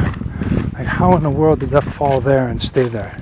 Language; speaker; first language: English; native; English